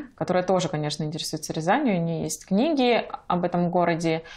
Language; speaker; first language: Russian; native; Russian